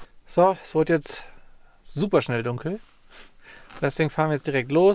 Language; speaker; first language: German; native; German